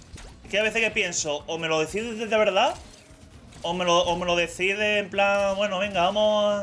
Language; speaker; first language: Spanish; native; Spanish